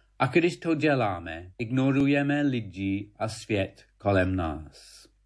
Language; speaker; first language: Czech; non-native, fluent; English